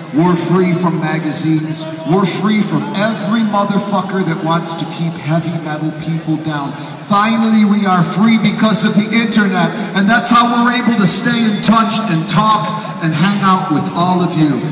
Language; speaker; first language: English; native; English